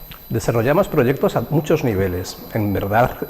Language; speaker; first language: Spanish; native; Spanish